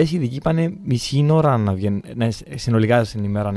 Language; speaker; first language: Greek; native; Greek